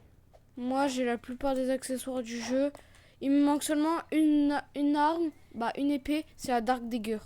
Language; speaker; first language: French; native; French